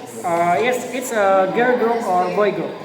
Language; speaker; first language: English; non-native, learner; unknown